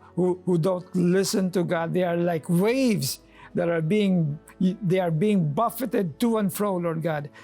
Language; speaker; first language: English; non-native, local second language; Filipino